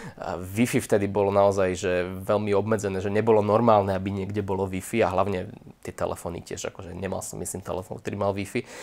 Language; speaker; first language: Slovak; native; Slovak